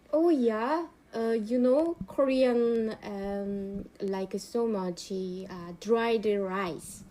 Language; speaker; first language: English; non-native, learner; Korean